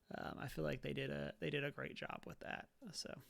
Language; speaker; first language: English; native; English